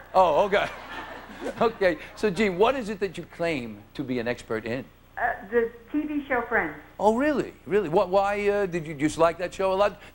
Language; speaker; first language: English; native; English